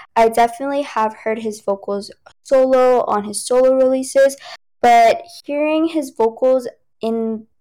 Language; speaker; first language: English; early bilingual, other home language; Cantonese